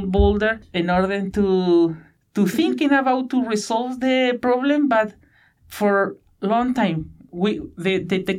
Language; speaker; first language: English; non-native, learner; Spanish